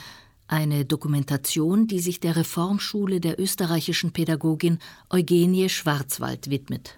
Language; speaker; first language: German; native; German